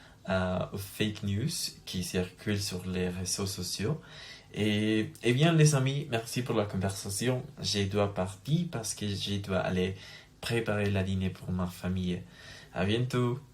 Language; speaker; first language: French; non-native, learner; Spanish